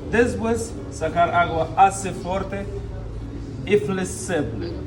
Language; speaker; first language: Portuguese; non-native, learner; Arabic